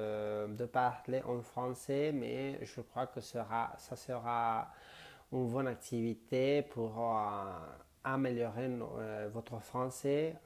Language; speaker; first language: French; non-native, learner; Spanish